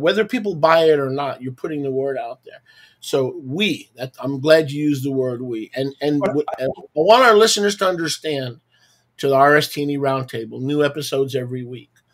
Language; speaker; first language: English; native; English